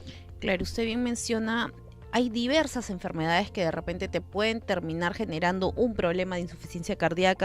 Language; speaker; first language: Spanish; native; Spanish